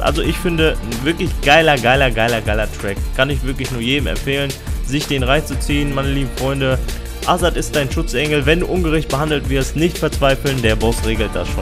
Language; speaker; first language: German; native; German